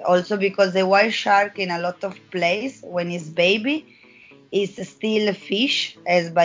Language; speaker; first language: English; non-native, fluent; Italian